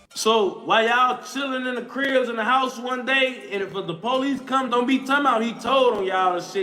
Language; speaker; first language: English; native; English